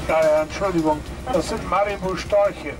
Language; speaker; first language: German; non-native, fluent; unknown